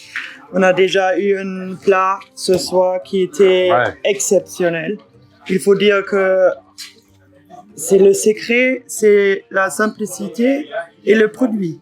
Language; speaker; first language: French; non-native, fluent; German